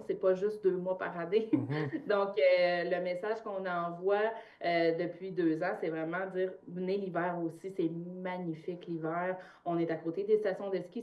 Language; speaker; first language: French; native; French